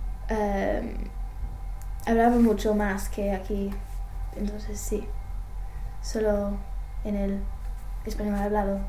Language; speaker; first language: Spanish; non-native, learner; English